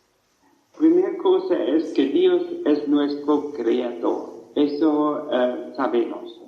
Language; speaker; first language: Spanish; non-native, fluent; German